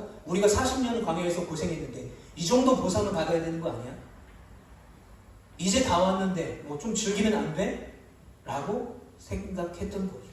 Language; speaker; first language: Korean; native; Korean